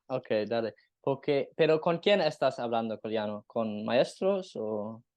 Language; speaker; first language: Spanish; non-native, learner; English